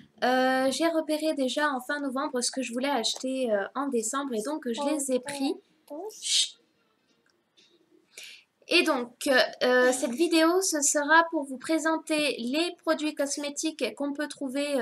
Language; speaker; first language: French; native; French